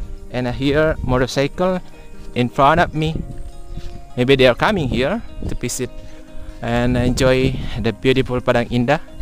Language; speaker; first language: English; non-native, learner; Indonesian